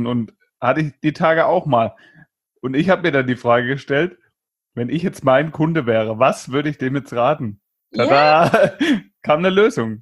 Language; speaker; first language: German; native; German